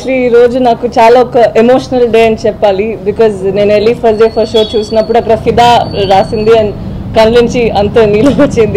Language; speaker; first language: Telugu; non-native, fluent; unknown